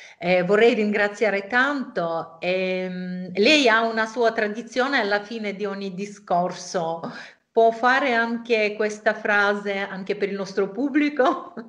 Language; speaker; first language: Italian; non-native, fluent; Russian